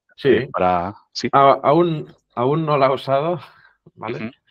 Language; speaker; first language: Spanish; non-native, local second language; Catalan